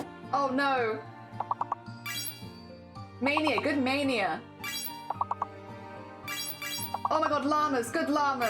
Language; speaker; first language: Spanish; non-native, learner; English